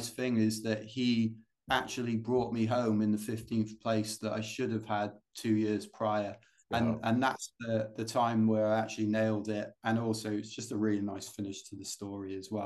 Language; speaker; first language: English; native; English